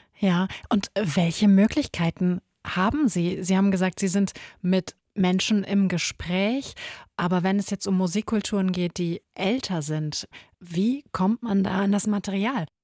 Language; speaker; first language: German; native; German